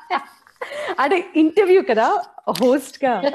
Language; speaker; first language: Telugu; native; Telugu